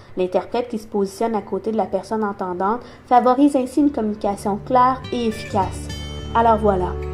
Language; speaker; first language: French; non-native, local second language; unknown